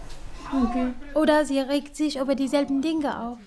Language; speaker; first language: German; non-native, fluent; Kurdish